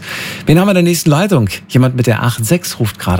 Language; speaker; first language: German; native; German